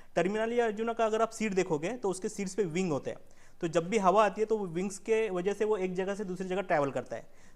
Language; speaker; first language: Hindi; non-native, local second language; Marathi